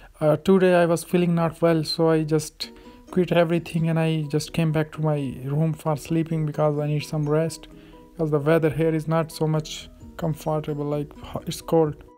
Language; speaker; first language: English; non-native, learner; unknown